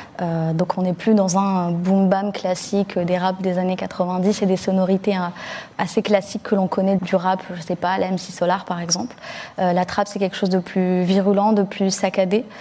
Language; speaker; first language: French; early bilingual, other home language; Arabic